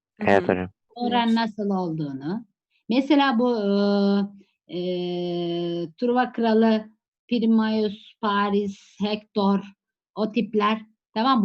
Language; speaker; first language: Turkish; native; Turkish